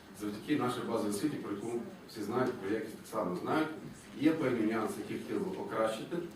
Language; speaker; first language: Ukrainian; native; Ukrainian